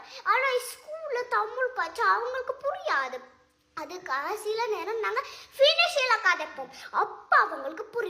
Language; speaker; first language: Tamil; early bilingual, heritage; Tamil